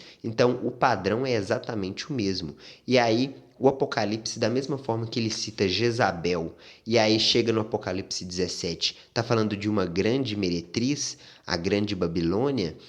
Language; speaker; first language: Portuguese; native; Portuguese